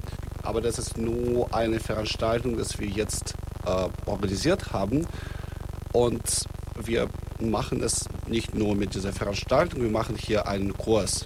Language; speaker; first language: German; non-native, fluent; Russian